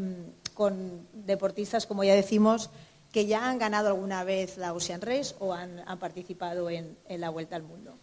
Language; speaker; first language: Spanish; native; Spanish